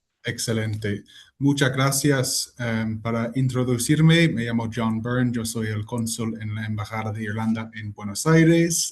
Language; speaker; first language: Spanish; non-native, fluent; English